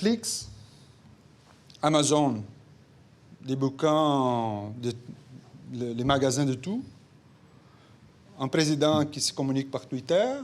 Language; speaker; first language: French; non-native, fluent; Portuguese